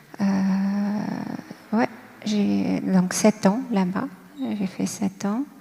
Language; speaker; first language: French; non-native, local second language; Kabyle